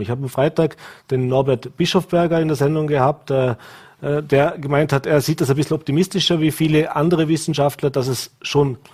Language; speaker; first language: German; native; German